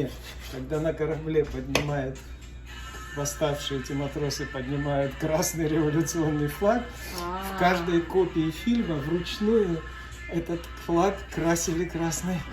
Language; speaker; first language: Russian; native; Russian